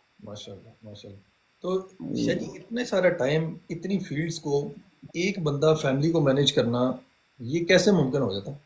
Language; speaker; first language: Urdu; non-native, local second language; Punjabi